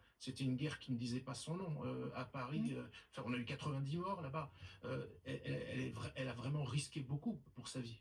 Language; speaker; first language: French; native; French